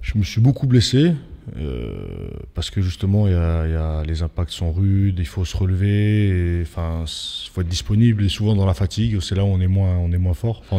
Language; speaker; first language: French; native; French